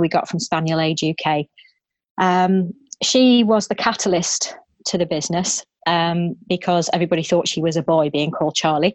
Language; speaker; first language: English; native; English